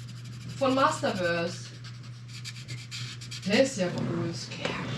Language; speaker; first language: German; native; German